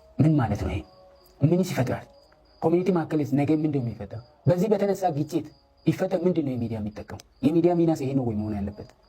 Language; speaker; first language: Amharic; non-native, local second language; Oromo